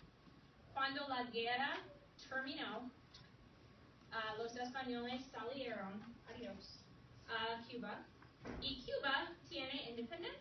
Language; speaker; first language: Spanish; non-native, fluent; English